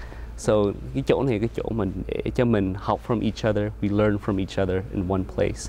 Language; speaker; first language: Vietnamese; early bilingual, other home language; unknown